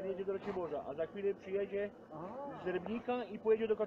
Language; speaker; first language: Polish; native; Polish